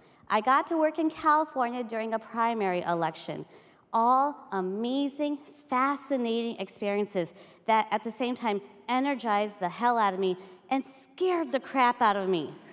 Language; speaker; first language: English; native; English